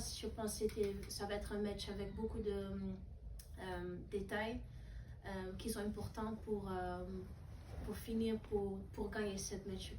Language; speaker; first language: French; non-native, learner; Dutch